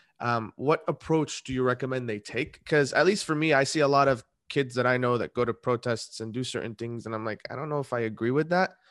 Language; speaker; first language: English; native; English